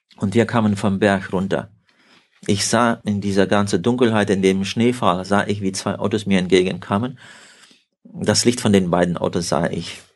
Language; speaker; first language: German; early bilingual, heritage; German